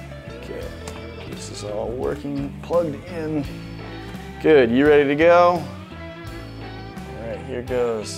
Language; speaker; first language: English; native; English